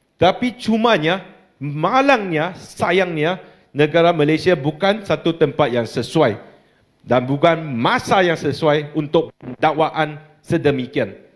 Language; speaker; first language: Malay; non-native, local second language; Chinese